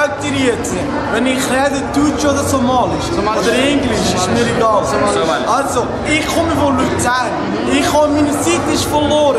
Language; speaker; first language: German; non-native, learner; Somali